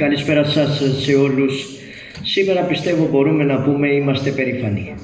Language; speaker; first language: Greek; non-native, learner; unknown